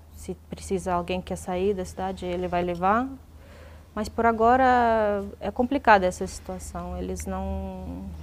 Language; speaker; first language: Portuguese; non-native, fluent; Russian